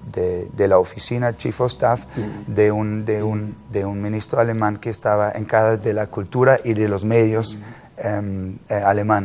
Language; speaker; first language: Spanish; non-native, fluent; German